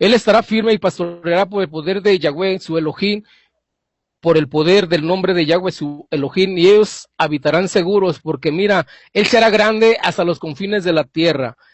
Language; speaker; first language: Spanish; native; Spanish